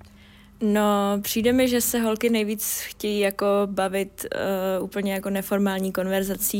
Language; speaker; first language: Czech; native; Czech